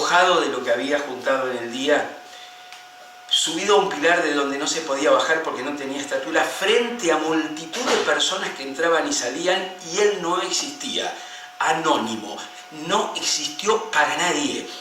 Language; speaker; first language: Spanish; native; Spanish